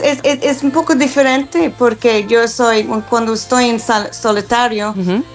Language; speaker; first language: Spanish; non-native, fluent; English